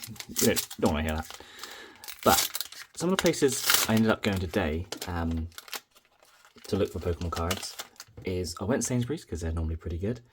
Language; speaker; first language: English; native; English